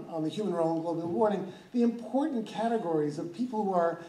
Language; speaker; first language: English; native; English